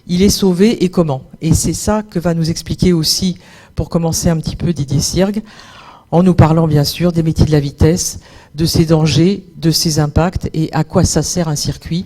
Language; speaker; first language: French; native; French